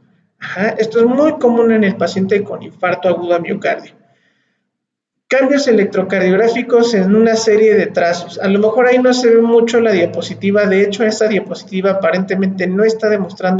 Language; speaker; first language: Spanish; native; Spanish